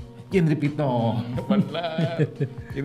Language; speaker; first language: Indonesian; native; Indonesian